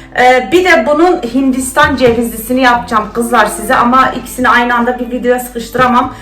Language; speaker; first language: Turkish; early bilingual, heritage; Turkish